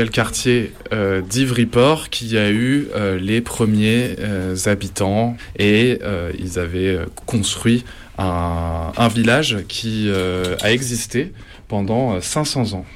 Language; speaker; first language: French; native; French